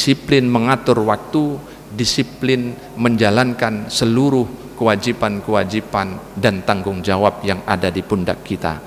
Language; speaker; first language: Indonesian; native; Indonesian